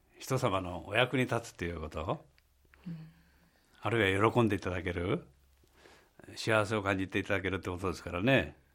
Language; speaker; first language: Japanese; native; Japanese